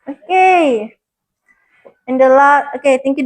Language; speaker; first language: English; non-native, learner; Indonesian